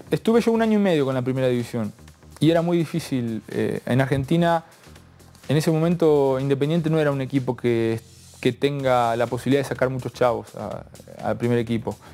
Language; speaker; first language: Spanish; native; Spanish